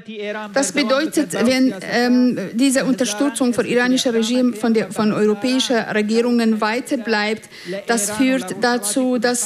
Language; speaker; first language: German; non-native, fluent; Central Kurdish